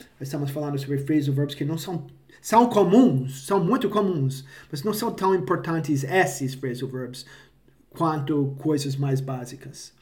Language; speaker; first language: Portuguese; non-native, fluent; English